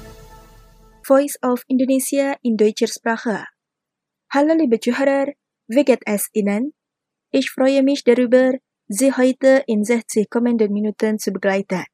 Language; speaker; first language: German; non-native, fluent; Indonesian